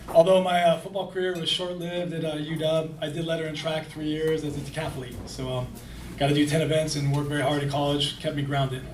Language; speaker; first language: English; native; English